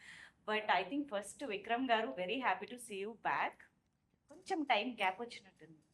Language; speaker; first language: Telugu; native; Telugu